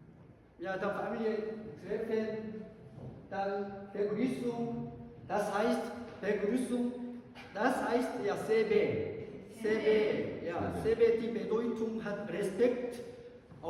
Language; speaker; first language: German; non-native, learner; Korean